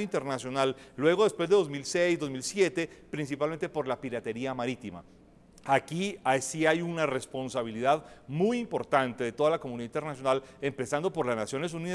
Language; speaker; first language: Spanish; native; Spanish